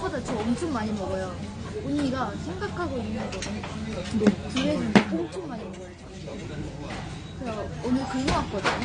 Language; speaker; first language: Korean; non-native, fluent; Japanese